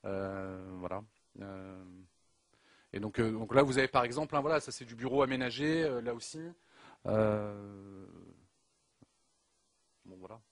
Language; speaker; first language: French; native; French